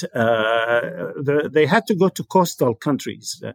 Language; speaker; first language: English; non-native, fluent; Arabic